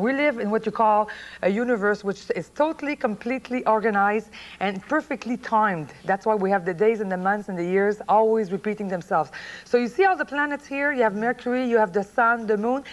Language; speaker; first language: English; non-native, fluent; French